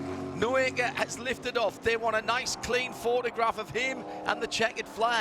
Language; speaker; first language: English; native; English